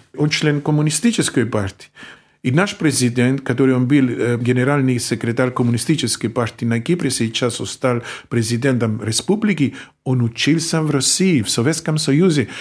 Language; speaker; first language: Russian; non-native, fluent; Greek